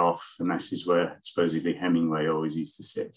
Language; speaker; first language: English; native; English